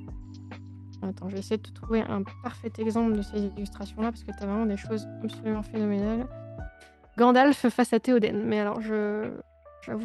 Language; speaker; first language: French; native; French